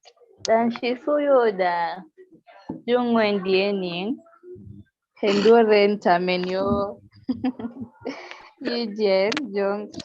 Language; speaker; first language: Chinese; non-native, learner; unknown